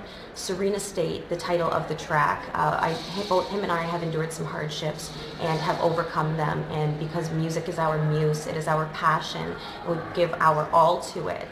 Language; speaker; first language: English; native; English